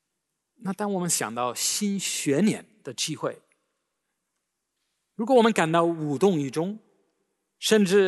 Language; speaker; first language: Chinese; native; Chinese